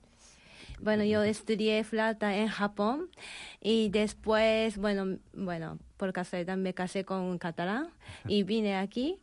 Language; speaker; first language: Spanish; non-native, fluent; Japanese